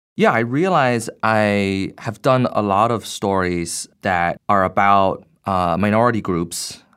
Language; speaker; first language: English; non-native, fluent; Chinese